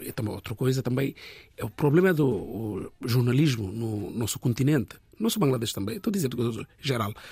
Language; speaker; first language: Portuguese; non-native, learner; Bangla